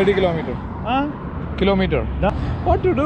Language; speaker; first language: English; non-native, local second language; Malayalam